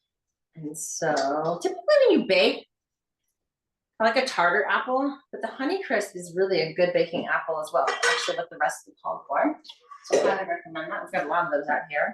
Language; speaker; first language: English; native; English